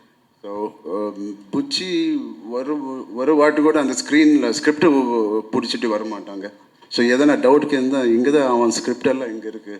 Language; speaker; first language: Tamil; non-native, local second language; Telugu